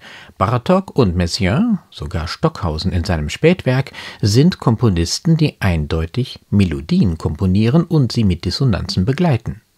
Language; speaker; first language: German; native; German